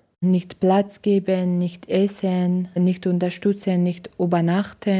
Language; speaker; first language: German; non-native, learner; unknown